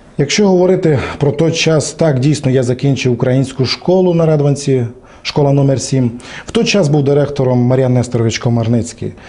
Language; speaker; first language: Ukrainian; non-native, local second language; Romany